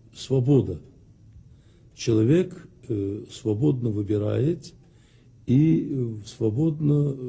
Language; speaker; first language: Russian; non-native, local second language; Azerbaijani